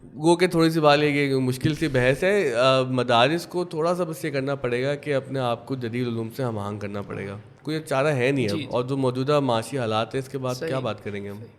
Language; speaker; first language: Urdu; native; Urdu